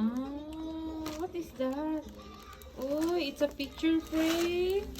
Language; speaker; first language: English; non-native, local second language; Filipino